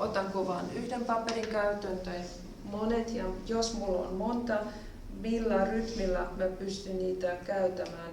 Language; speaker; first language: Finnish; non-native, fluent; German